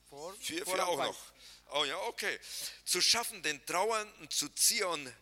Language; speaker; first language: German; native; German